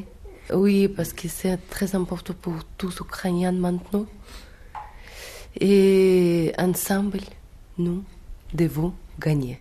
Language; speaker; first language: French; non-native, learner; Ukrainian